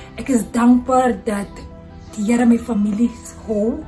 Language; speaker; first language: Afrikaans; non-native, learner; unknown